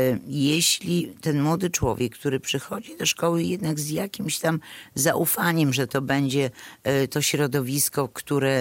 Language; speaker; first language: Polish; native; Polish